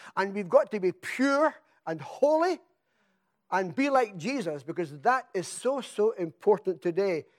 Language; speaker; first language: English; native; English